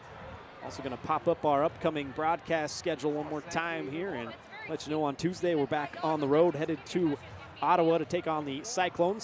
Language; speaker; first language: English; native; English